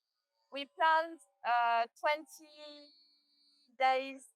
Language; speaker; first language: English; non-native, learner; French